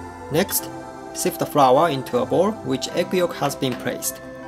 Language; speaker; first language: English; non-native, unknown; Japanese